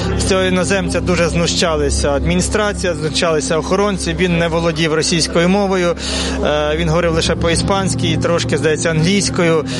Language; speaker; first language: Ukrainian; native; Ukrainian